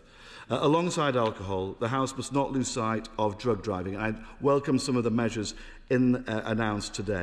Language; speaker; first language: English; native; English